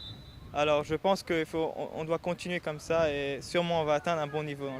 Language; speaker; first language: French; non-native, local second language; Arabic